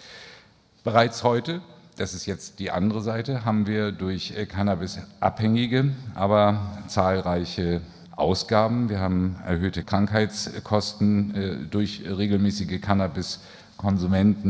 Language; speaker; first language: German; native; German